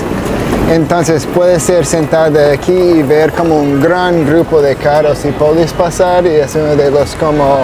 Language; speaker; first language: Spanish; non-native, learner; English